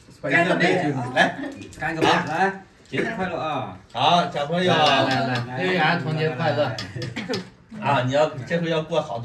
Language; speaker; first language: Chinese; native; Chinese